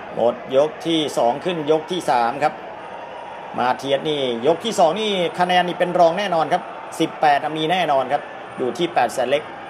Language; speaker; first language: Thai; native; Thai